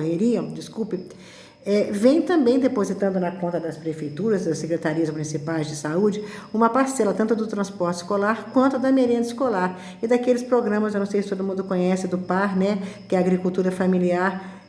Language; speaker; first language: Portuguese; native; Portuguese